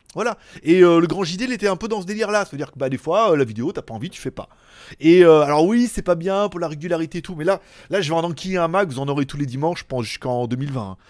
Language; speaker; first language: French; native; French